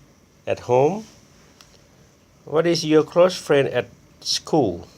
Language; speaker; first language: English; non-native, learner; Thai